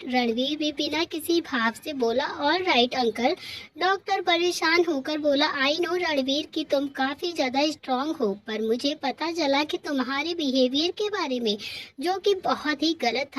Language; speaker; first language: Hindi; native; Hindi